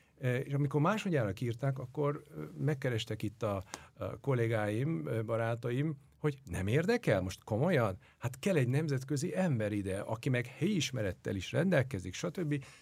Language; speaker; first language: Hungarian; non-native, fluent; Turkish